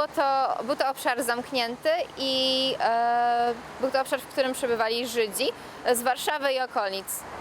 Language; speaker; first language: Polish; native; Polish